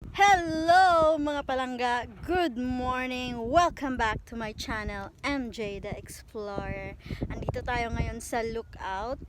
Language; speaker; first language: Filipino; non-native, local second language; Cebuano